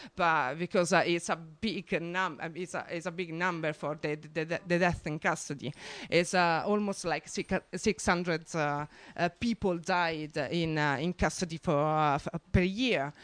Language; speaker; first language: English; non-native, fluent; Italian